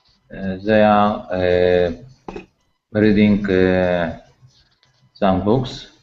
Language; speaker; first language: English; non-native, learner; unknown